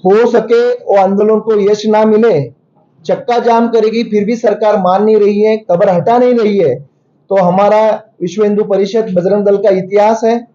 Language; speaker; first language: Hindi; non-native, local second language; Marathi